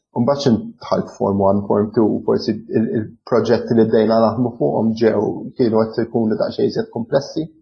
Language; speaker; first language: Maltese; early bilingual, other home language; English